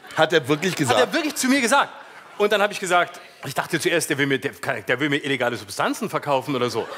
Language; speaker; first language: German; native; German